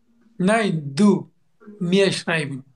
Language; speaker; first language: German; non-native, learner; Arabic